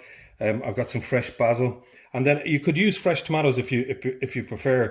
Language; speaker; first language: English; native; English